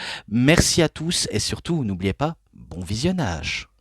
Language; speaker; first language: French; native; French